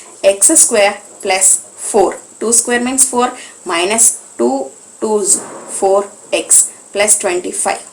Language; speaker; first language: English; non-native, local second language; Telugu